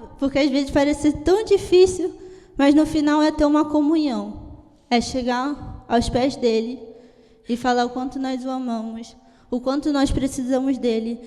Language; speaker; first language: Portuguese; early bilingual, heritage; Italian